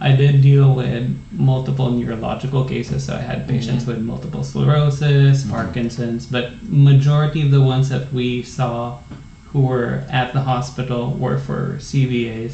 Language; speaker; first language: English; non-native, local second language; Filipino